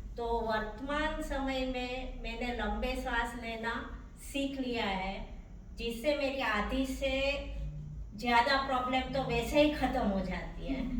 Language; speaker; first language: Hindi; non-native, local second language; Gujarati